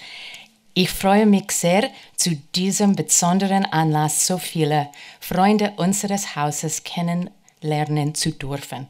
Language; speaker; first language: German; non-native, fluent; English